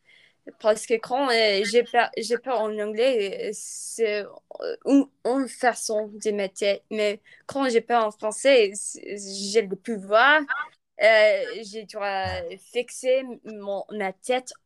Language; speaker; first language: French; non-native, learner; English